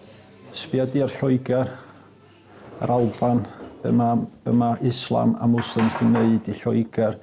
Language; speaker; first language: Welsh; native; Welsh